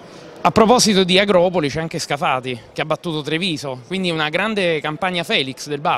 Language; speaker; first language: Italian; native; Italian